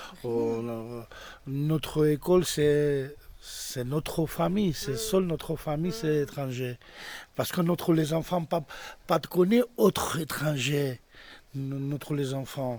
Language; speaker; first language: French; non-native, learner; Georgian